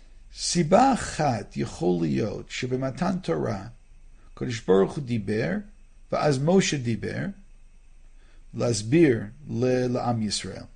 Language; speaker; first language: Hebrew; non-native, fluent; English